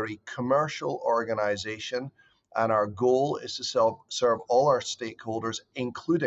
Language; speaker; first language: English; native; English